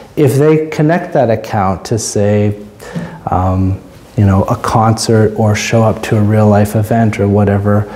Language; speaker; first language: English; native; English